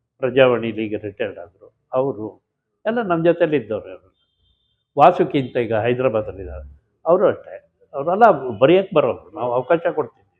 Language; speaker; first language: Kannada; native; Kannada